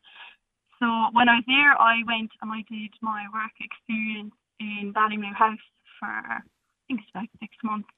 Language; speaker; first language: English; native; English